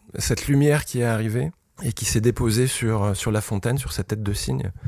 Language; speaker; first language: French; native; French